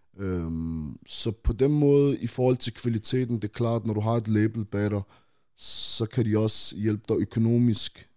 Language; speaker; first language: Danish; early bilingual, other home language; Arabic